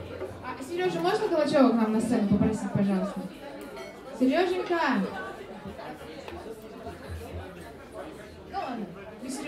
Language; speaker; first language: Russian; native; Russian